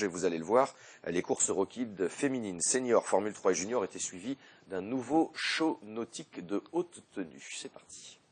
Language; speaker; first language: French; native; French